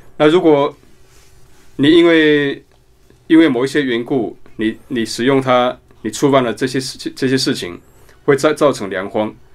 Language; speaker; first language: Chinese; non-native, local second language; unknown